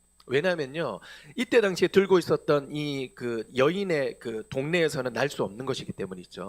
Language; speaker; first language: Korean; native; Korean